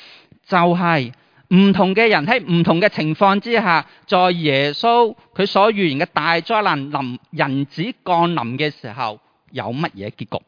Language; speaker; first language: Chinese; native; Chinese